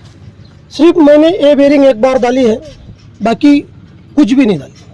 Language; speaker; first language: Hindi; non-native, local second language; Marathi